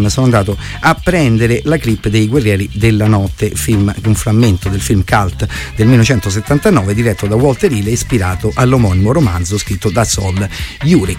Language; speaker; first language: Italian; native; Italian